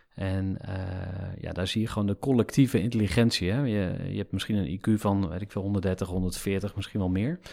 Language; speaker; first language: Dutch; native; Dutch